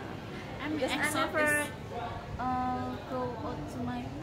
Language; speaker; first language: English; non-native, learner; Indonesian